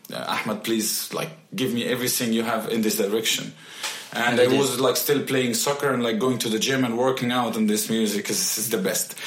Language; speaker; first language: English; non-native, fluent; Arabic